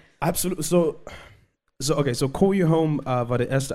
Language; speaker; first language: German; non-native, learner; Shona